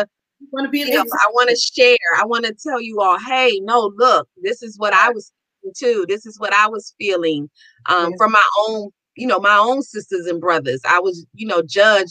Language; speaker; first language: English; native; English